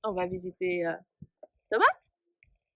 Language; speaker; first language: French; native; French